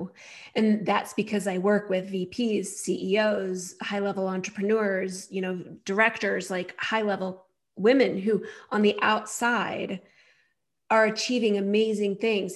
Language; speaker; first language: English; native; English